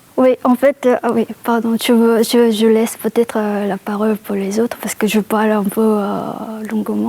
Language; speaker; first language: French; non-native, fluent; Korean